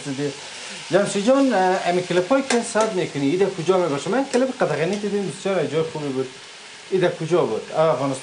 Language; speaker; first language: Persian; native; Persian